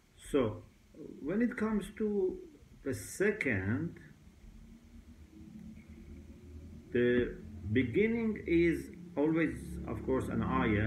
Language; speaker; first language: English; non-native, fluent; Persian